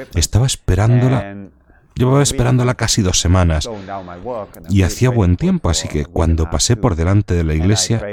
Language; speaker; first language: Spanish; non-native, fluent; Dutch